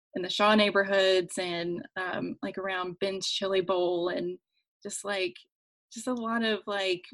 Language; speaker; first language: English; native; English